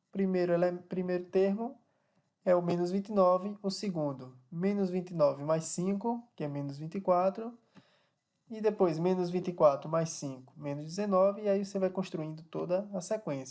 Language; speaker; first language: Portuguese; native; Portuguese